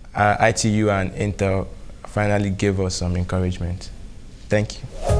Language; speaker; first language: English; non-native, local second language; Igbo